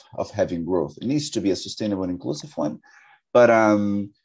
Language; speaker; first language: English; non-native, fluent; Portuguese